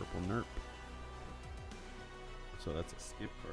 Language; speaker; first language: English; native; English